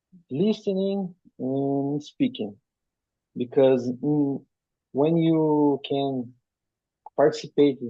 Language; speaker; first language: English; non-native, learner; Portuguese